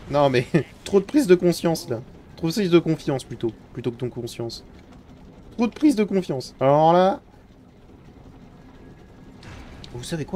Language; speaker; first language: French; native; French